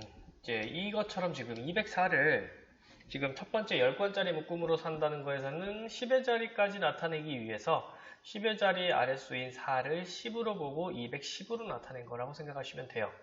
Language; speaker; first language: Korean; native; Korean